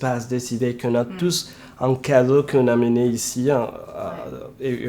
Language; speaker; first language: French; non-native, fluent; Spanish